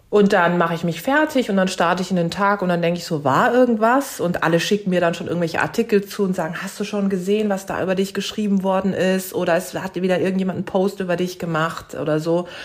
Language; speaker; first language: German; early bilingual, other home language; Turkish